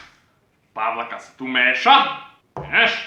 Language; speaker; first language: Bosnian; non-native, learner; English